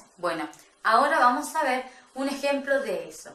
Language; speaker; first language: Spanish; native; Spanish